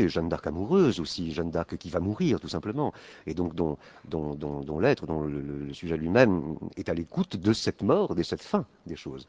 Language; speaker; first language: French; native; French